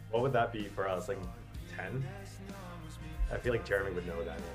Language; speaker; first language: English; native; English